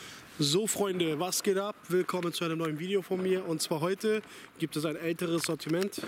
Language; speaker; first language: German; native; German